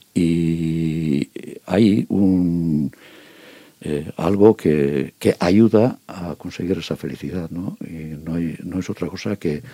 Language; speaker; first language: Spanish; native; Spanish